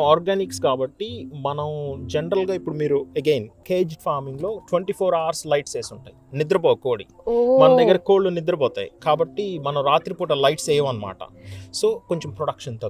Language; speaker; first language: Telugu; native; Telugu